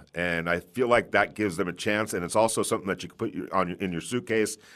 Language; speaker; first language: English; native; English